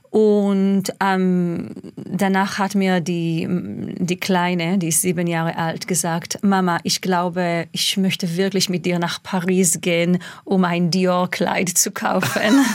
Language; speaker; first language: German; non-native, fluent; Hebrew